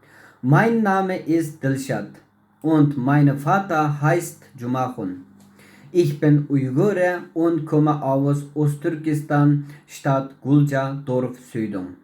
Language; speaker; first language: German; non-native, learner; Uyghur